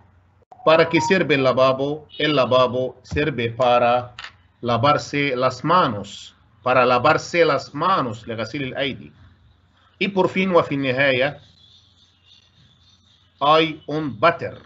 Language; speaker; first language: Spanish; non-native, fluent; Arabic